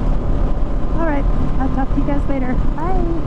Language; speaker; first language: English; native; English